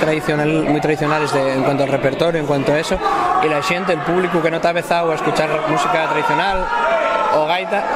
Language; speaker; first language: Spanish; native; Spanish